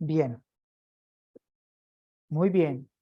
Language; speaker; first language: Spanish; native; Spanish